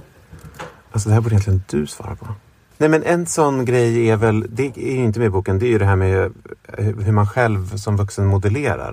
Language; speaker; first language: Swedish; native; Swedish